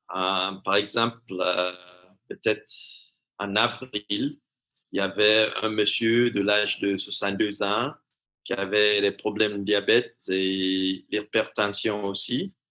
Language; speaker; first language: French; non-native, fluent; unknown